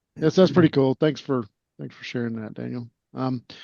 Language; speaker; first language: English; native; English